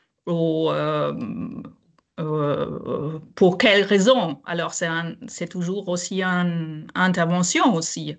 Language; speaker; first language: French; non-native, fluent; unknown